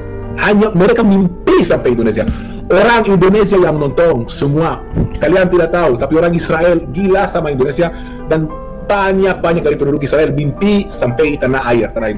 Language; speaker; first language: Indonesian; non-native, fluent; Hebrew